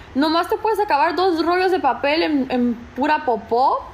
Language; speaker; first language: Spanish; early bilingual, heritage; Spanish